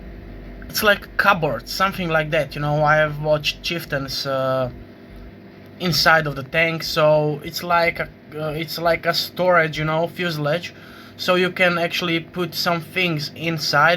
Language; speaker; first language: English; non-native, fluent; Croatian